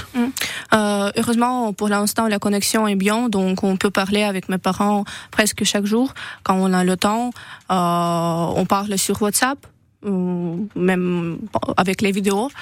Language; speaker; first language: French; non-native, learner; Russian